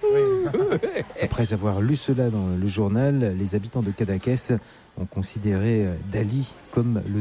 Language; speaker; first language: French; native; French